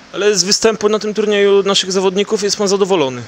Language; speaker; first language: Polish; native; Polish